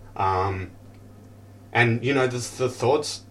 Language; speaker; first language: English; native; English